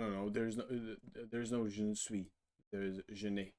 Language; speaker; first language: French; non-native, learner; Russian